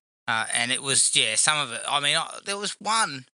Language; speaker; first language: English; native; English